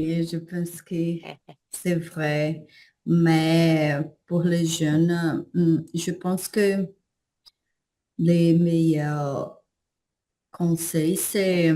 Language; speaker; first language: French; non-native, learner; Portuguese